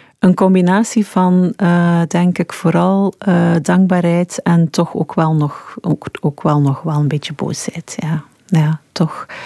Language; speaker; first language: Dutch; native; Dutch